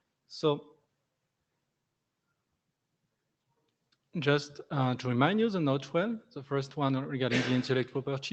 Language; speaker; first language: English; non-native, fluent; French